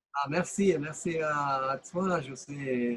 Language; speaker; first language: French; non-native, fluent; English